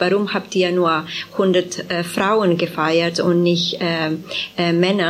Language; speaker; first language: German; non-native, fluent; Italian